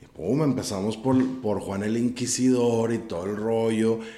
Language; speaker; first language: Spanish; native; Spanish